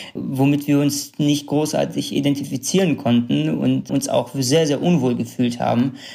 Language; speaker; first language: German; early bilingual, other home language; Kurdish